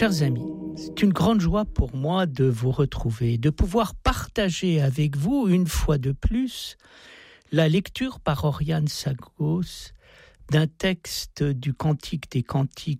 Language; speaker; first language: French; native; French